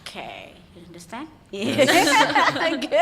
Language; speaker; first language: English; non-native, learner; Indonesian